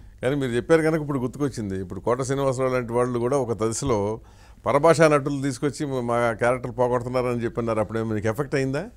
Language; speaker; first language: Telugu; native; Telugu